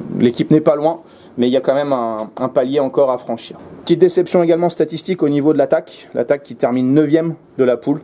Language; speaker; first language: French; native; French